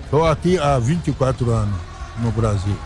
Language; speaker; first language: Portuguese; non-native, fluent; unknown